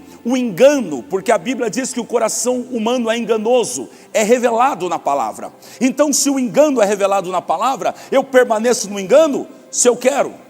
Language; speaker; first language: Portuguese; native; Portuguese